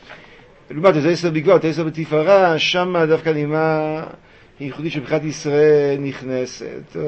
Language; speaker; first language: Hebrew; native; Hebrew